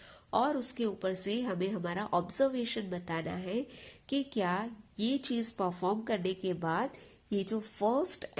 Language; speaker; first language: Hindi; non-native, local second language; Gujarati